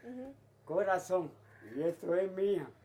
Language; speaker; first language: Spanish; native; Spanish